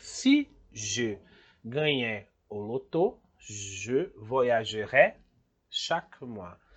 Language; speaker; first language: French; non-native, fluent; Portuguese